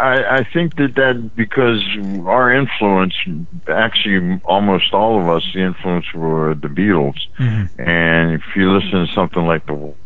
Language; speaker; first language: English; native; English